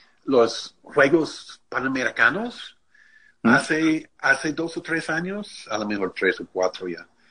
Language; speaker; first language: Spanish; non-native, fluent; English